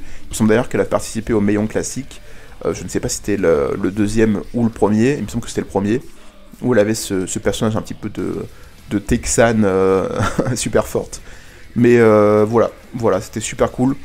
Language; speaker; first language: French; native; French